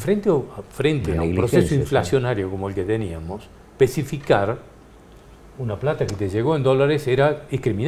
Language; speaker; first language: Spanish; native; Spanish